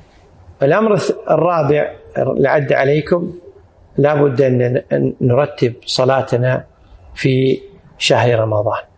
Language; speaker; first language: Arabic; native; Arabic